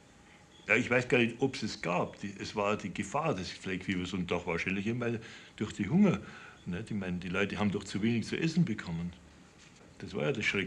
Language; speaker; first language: German; native; German